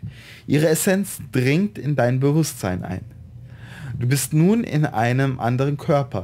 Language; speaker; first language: German; native; German